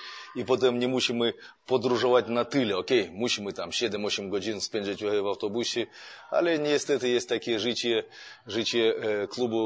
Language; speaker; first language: Polish; non-native, fluent; Russian